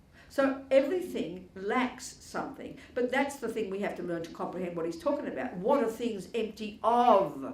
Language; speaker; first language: English; native; English